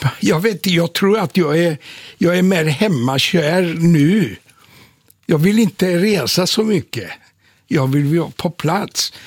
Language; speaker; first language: Swedish; non-native, fluent; Polish